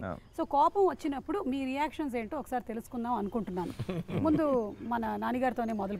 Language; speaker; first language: Telugu; native; Telugu